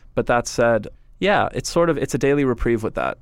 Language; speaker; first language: English; native; English